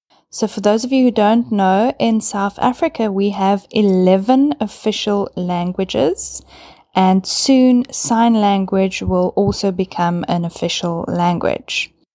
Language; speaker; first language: English; non-native, local second language; Afrikaans